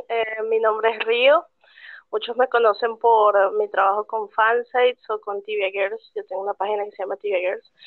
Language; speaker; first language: Spanish; native; Spanish